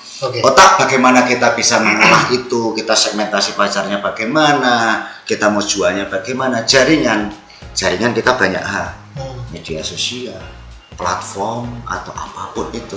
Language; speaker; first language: Indonesian; non-native, local second language; Javanese